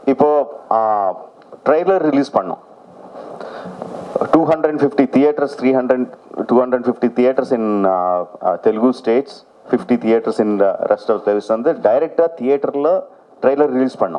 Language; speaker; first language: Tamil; non-native, local second language; Telugu